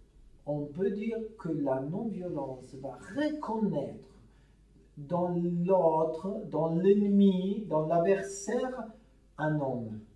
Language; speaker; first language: French; non-native, fluent; Italian